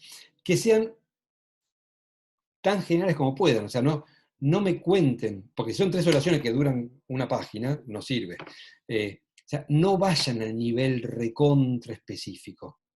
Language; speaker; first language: Spanish; native; Spanish